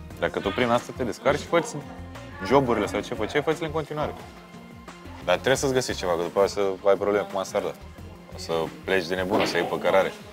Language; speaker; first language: Romanian; native; Romanian